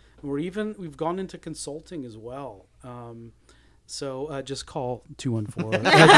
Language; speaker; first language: English; early bilingual, other home language; Spanish